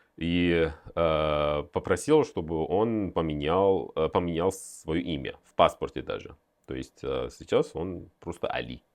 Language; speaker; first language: Russian; non-native, fluent; Persian